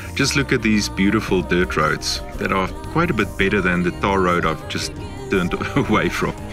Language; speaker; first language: English; non-native, local second language; Afrikaans